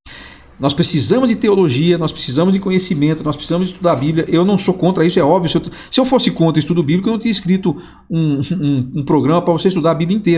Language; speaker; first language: Portuguese; native; Portuguese